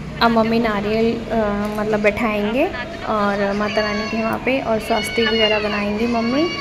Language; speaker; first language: Hindi; native; Hindi